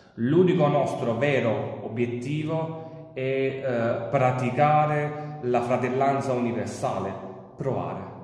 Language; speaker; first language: Italian; native; Italian